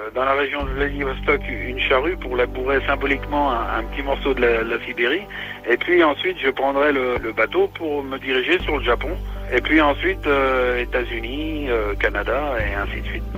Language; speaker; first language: French; native; French